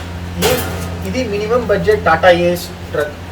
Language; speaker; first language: Telugu; non-native, learner; Tamil